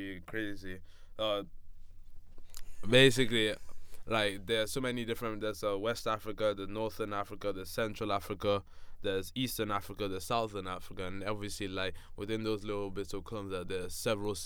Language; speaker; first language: English; non-native, local second language; Yoruba